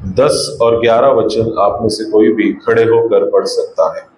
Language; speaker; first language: Hindi; non-native, local second language; Marathi